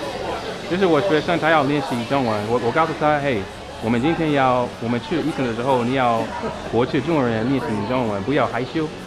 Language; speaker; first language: Chinese; non-native, learner; English